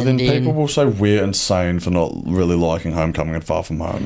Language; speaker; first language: English; native; English